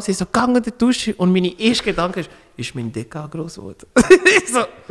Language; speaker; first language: German; non-native, fluent; Lingala